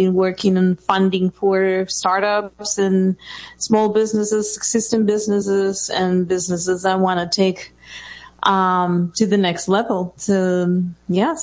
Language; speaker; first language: English; non-native, fluent; Spanish